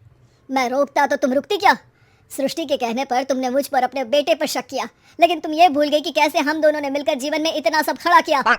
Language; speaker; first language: Hindi; native; Hindi